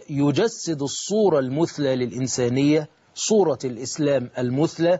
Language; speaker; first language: Arabic; native; Arabic